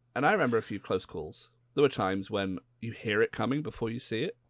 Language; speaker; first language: English; native; English